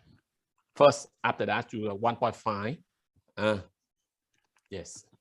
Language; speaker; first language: English; non-native, learner; Vietnamese